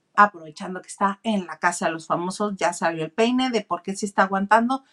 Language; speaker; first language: Spanish; native; Spanish